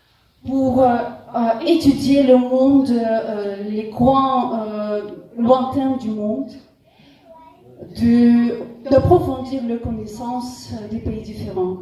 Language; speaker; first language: French; non-native, fluent; Russian